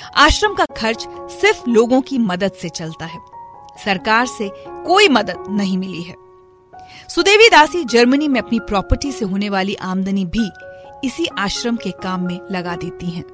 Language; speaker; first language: Hindi; native; Hindi